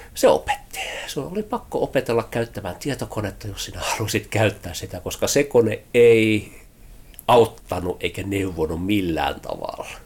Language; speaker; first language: Finnish; early bilingual, heritage; Finnish